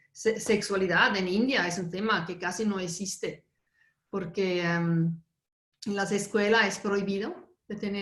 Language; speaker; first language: Spanish; non-native, fluent; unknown